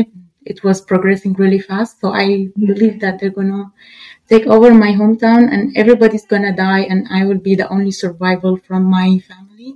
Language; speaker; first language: English; non-native, fluent; Arabic